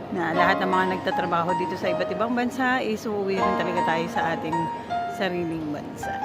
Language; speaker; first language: Filipino; native; Filipino